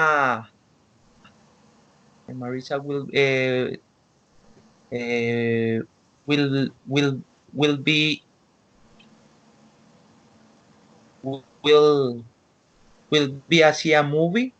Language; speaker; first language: English; non-native, learner; Spanish